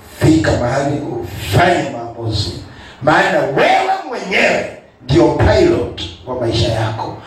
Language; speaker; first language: Swahili; non-native, local second language; Kikuyu